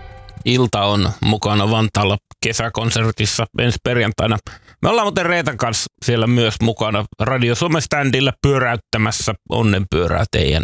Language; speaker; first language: Finnish; native; Finnish